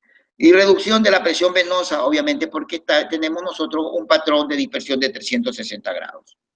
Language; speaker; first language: Spanish; native; Spanish